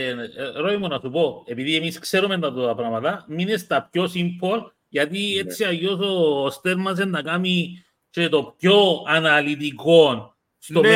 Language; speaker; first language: Greek; native; Greek